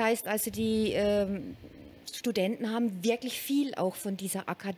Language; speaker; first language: German; native; German